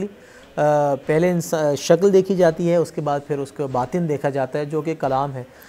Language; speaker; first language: Urdu; native; Urdu